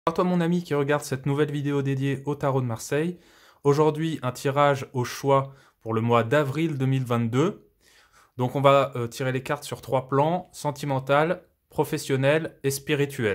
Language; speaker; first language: French; native; French